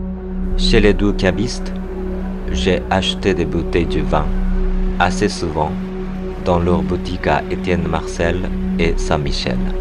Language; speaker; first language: French; non-native, fluent; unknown